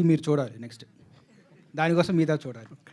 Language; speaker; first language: Telugu; native; Telugu